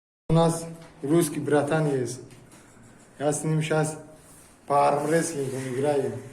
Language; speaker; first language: Russian; non-native, local second language; Tajik